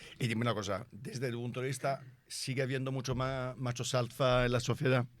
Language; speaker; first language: Spanish; non-native, fluent; Italian